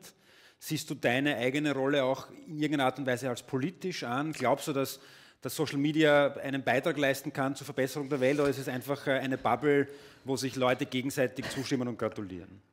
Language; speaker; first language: German; native; German